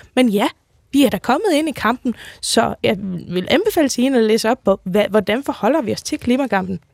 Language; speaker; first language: Danish; native; Danish